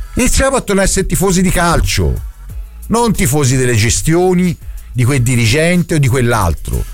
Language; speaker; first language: Italian; native; Italian